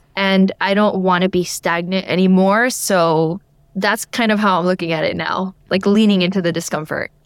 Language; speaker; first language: English; native; English